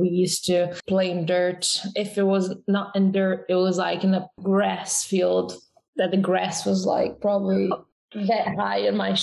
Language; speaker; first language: English; non-native, fluent; Portuguese